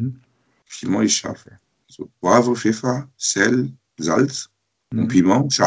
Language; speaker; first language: German; non-native, learner; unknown